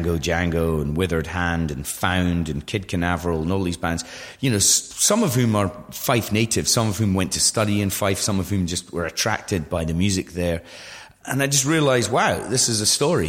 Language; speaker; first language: English; native; English